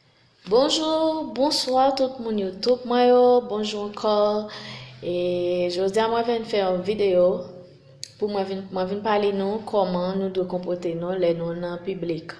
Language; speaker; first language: French; non-native, local second language; Haitian Creole